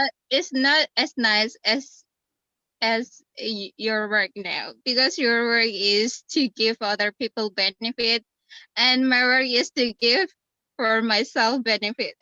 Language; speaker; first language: English; non-native, fluent; Indonesian